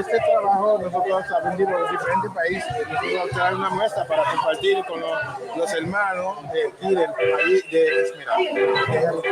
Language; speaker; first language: Spanish; non-native, learner; Haitian Creole